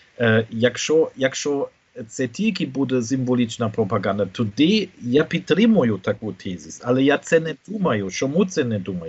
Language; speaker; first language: Ukrainian; non-native, fluent; German